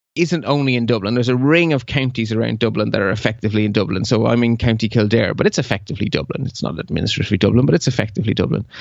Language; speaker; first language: English; early bilingual, other home language; Dutch